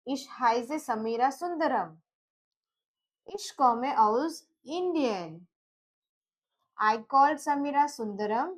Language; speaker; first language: German; non-native, learner; Gujarati